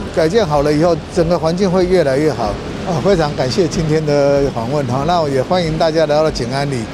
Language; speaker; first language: Chinese; native; Chinese